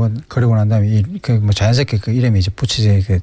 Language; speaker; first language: Korean; native; Korean